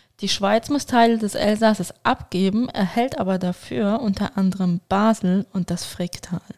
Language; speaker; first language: German; early bilingual, other home language; Turkish